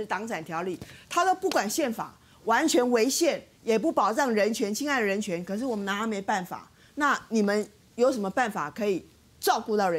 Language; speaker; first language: Chinese; native; Chinese